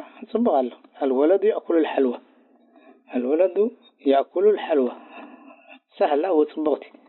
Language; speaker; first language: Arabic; non-native, fluent; Tigrinya